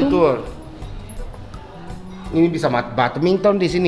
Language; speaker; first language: Indonesian; non-native, fluent; Japanese